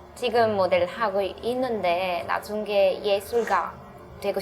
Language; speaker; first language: Korean; non-native, learner; Italian